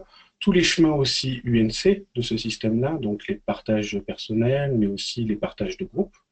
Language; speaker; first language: French; native; French